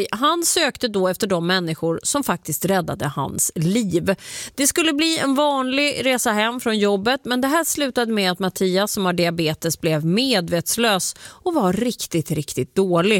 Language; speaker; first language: Swedish; native; Swedish